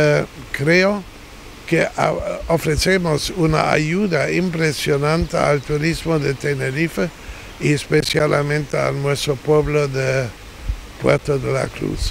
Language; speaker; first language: Spanish; non-native, fluent; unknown